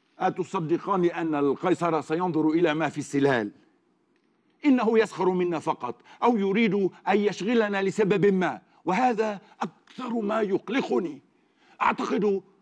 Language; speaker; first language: Arabic; non-native, fluent; Turkish